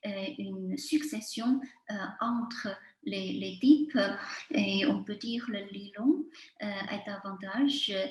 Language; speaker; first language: French; non-native, fluent; Chinese